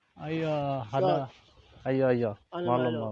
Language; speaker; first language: Arabic; non-native, learner; Bangla